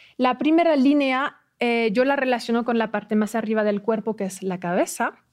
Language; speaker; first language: Spanish; non-native, fluent; French